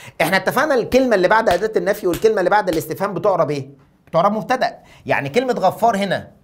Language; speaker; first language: Arabic; native; Arabic